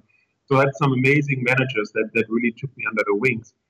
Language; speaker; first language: English; non-native, fluent; German